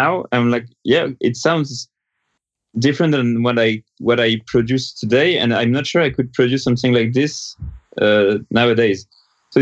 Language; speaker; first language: English; non-native, fluent; French